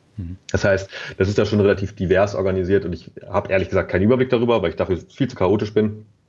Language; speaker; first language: German; native; German